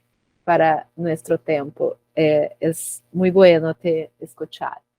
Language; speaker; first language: Spanish; non-native, learner; Portuguese